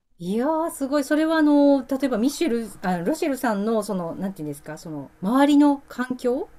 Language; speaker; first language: Japanese; native; Japanese